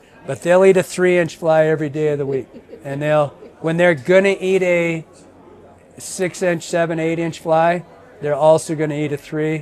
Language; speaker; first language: English; native; English